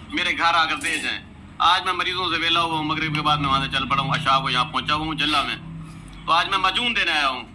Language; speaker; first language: Urdu; non-native, local second language; Saraiki